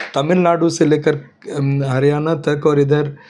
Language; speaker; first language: Hindi; native; Hindi